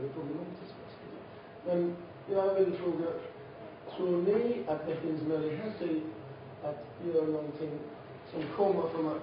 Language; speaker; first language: Swedish; non-native, fluent; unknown